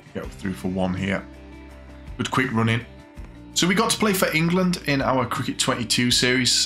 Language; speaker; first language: English; native; English